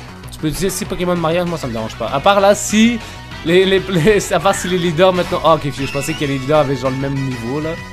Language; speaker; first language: French; native; French